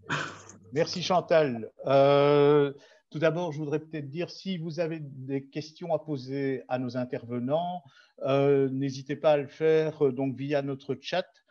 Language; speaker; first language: French; native; French